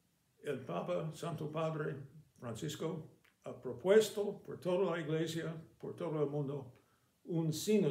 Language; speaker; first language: Spanish; non-native, fluent; English